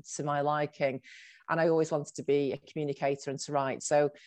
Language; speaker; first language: English; native; English